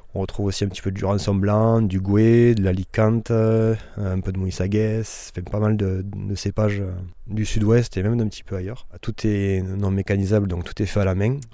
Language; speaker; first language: French; native; French